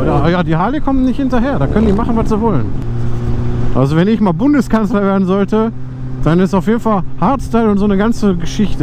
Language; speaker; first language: German; native; German